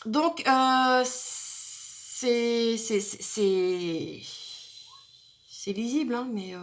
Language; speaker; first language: French; native; French